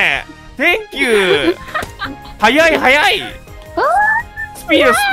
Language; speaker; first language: Japanese; native; Japanese